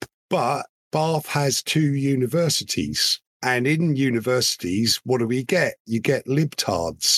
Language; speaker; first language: English; native; English